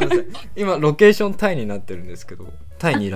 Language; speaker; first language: Japanese; native; Japanese